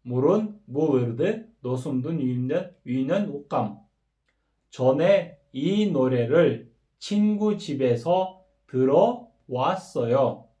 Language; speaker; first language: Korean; non-native, fluent; Kyrgyz